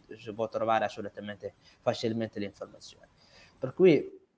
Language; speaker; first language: Italian; non-native, fluent; Somali